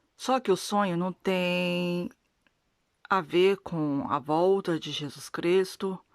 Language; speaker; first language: Portuguese; non-native, learner; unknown